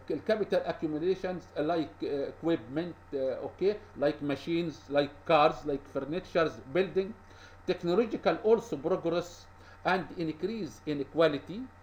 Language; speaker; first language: English; non-native, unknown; Arabic